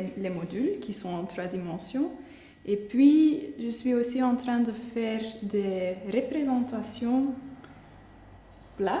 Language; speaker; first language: French; non-native, local second language; Dutch